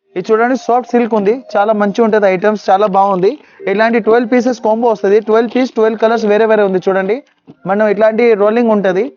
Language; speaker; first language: Telugu; non-native, local second language; Urdu